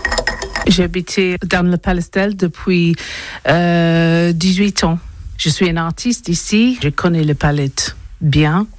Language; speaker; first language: French; non-native, learner; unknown